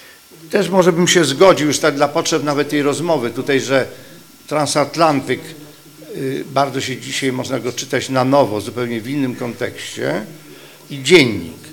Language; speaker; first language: Polish; native; Polish